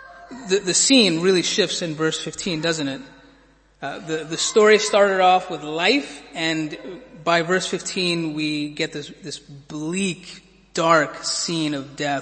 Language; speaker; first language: English; native; English